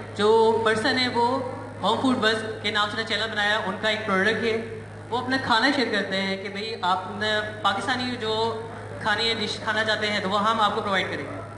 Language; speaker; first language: Urdu; non-native, local second language; Sindhi